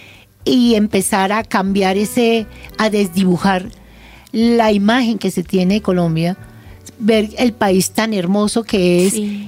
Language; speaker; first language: Spanish; native; Spanish